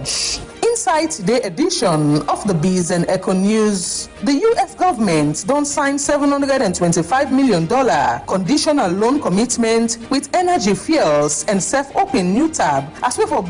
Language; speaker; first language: English; non-native, local second language; Krio